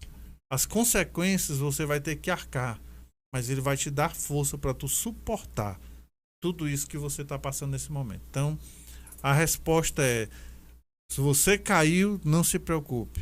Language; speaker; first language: Portuguese; native; Portuguese